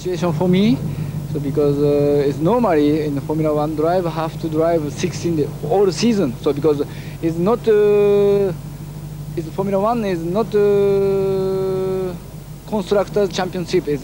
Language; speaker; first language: English; non-native, learner; Japanese